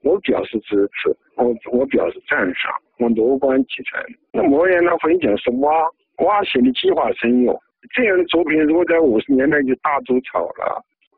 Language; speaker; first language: Chinese; native; Chinese